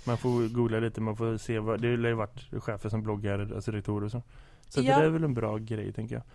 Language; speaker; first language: Swedish; native; Swedish